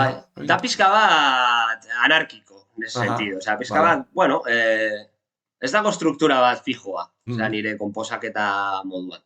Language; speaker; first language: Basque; non-native, local second language; Spanish